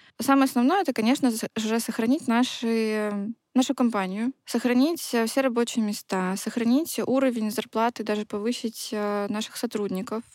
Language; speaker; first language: Russian; native; Russian